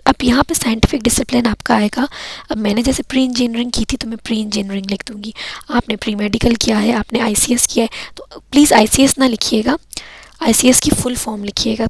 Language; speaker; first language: Urdu; native; Urdu